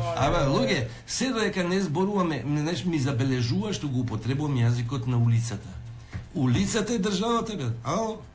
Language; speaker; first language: Macedonian; non-native, local second language; Albanian